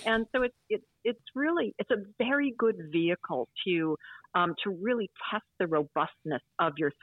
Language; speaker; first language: English; native; English